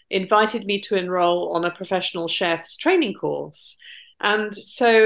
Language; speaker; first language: English; native; English